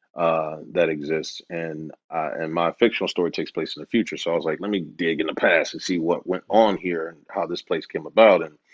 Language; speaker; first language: English; native; English